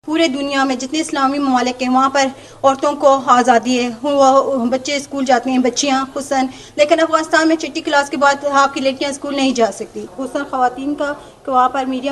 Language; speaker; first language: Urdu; non-native, fluent; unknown